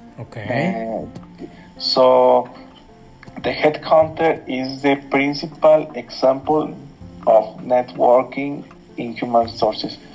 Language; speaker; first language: English; non-native, learner; Spanish